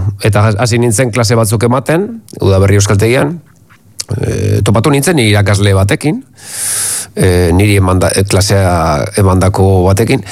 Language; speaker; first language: Basque; native; Basque